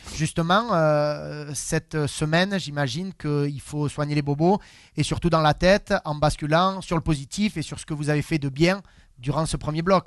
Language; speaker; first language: French; native; French